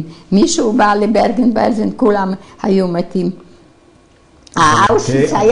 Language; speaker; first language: Hebrew; non-native, fluent; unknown